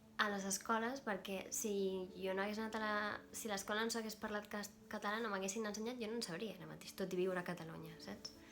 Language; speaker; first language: Catalan; non-native, local second language; Spanish